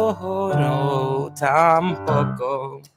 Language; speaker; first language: Spanish; non-native, learner; English